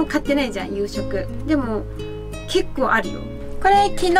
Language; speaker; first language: Japanese; native; Japanese